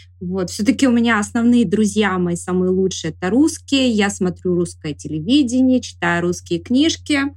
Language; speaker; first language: Russian; native; Russian